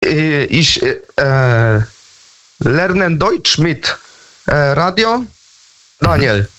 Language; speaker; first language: German; non-native, learner; Polish